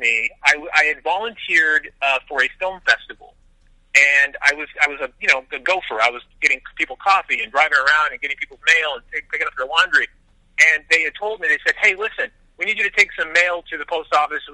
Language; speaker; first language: English; native; English